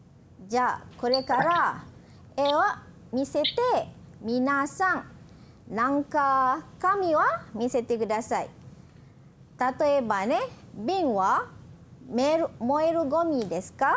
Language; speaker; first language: Japanese; non-native, fluent; Malay